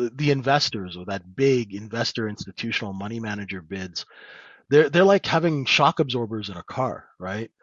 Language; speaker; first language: English; native; English